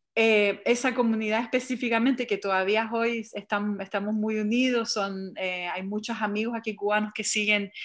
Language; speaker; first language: Spanish; early bilingual, heritage; English